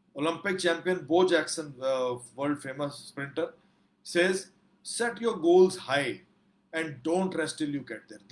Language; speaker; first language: English; non-native, local second language; Punjabi